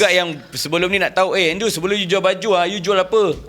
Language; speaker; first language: Malay; native; Malay